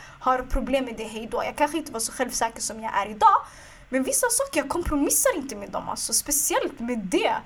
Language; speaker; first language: Swedish; early bilingual, other home language; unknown